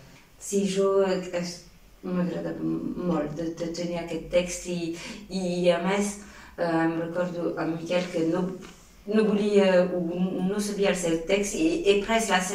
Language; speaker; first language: Catalan; non-native, local second language; French